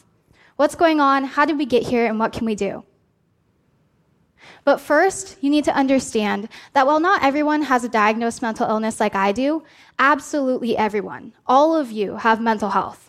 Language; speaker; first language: English; native; English